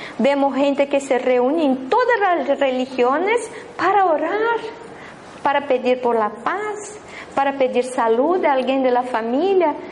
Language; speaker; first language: Spanish; non-native, fluent; Portuguese